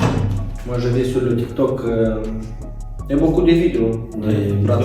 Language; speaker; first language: French; non-native, learner; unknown